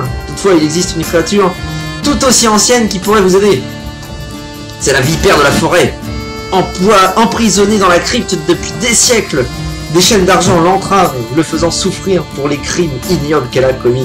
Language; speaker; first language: French; native; French